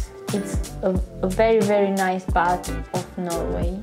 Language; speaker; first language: English; non-native, learner; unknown